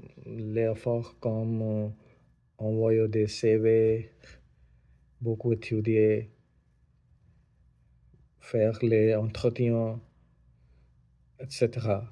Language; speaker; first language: French; non-native, learner; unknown